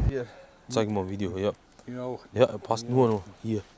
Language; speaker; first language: German; non-native, learner; Uzbek